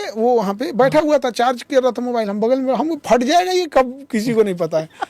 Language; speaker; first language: Hindi; native; Hindi